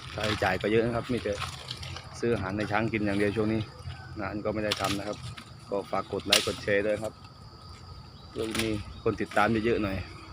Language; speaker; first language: Thai; non-native, local second language; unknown